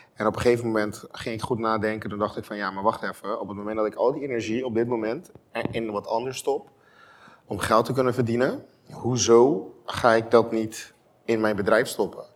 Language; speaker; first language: Dutch; non-native, local second language; Papiamento